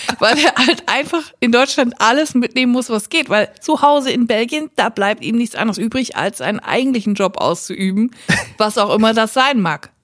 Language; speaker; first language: German; native; German